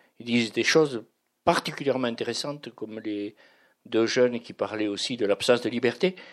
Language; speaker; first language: French; native; French